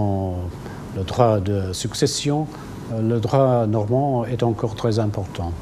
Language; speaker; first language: French; non-native, local second language; English